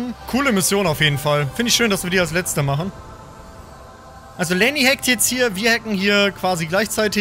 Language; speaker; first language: German; native; German